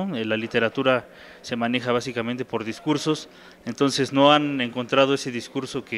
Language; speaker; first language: Spanish; native; Spanish